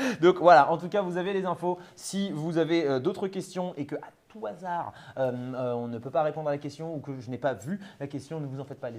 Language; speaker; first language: French; native; French